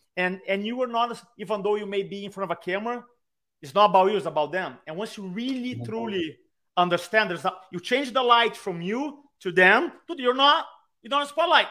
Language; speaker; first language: English; non-native, fluent; Portuguese